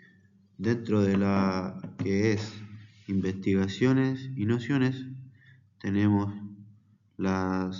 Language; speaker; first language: Spanish; native; Spanish